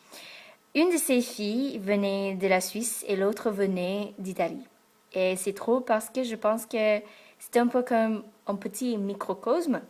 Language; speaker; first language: French; non-native, fluent; English